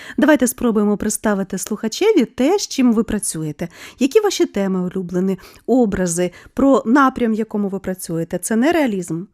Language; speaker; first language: Ukrainian; native; Ukrainian